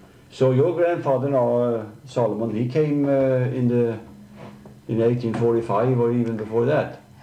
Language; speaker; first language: English; non-native, fluent; Swedish